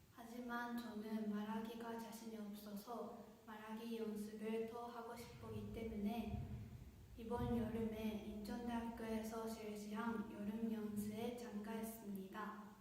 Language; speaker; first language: Korean; non-native, fluent; Japanese